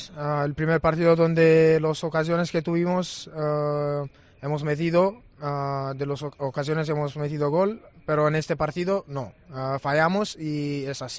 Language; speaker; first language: Spanish; non-native, fluent; Romanian